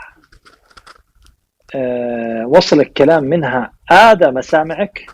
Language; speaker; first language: Arabic; native; Arabic